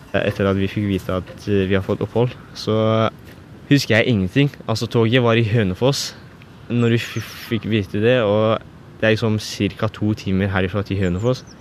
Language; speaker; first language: Norwegian; early bilingual, other home language; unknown